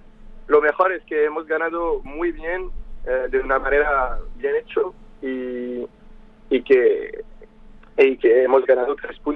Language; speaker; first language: Spanish; non-native, fluent; French